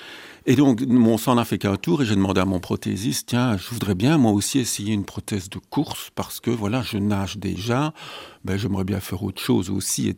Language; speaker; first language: French; native; French